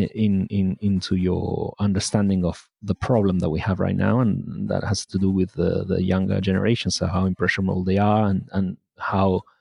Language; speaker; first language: English; non-native, fluent; Spanish